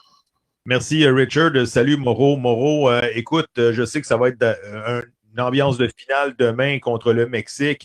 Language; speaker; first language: French; native; French